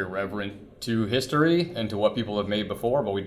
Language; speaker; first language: English; native; English